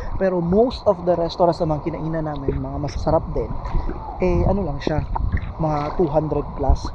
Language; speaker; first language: Filipino; non-native, local second language; Cebuano